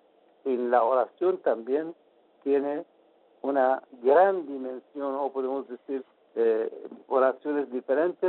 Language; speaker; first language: Spanish; non-native, fluent; Persian